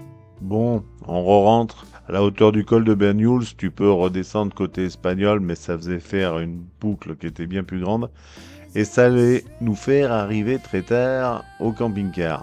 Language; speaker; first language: French; native; French